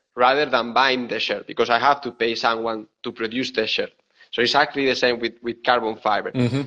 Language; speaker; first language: English; non-native, fluent; Spanish